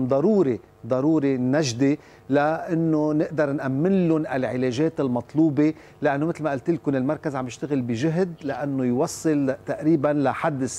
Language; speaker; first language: Arabic; native; Arabic